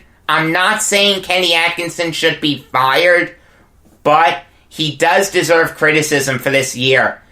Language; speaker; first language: English; native; English